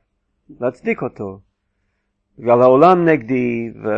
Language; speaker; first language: Hebrew; non-native, fluent; English